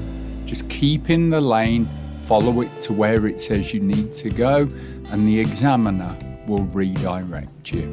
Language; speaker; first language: English; native; English